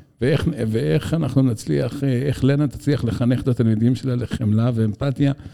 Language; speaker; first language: Hebrew; native; Hebrew